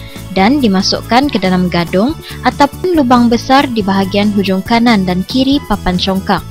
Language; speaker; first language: Malay; native; Malay